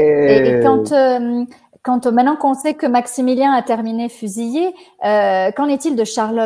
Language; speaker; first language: French; native; French